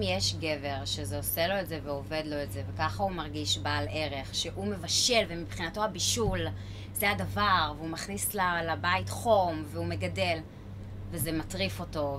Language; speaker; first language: Hebrew; native; Hebrew